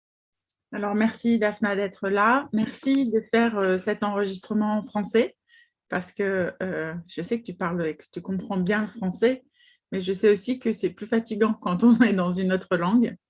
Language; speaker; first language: French; native; French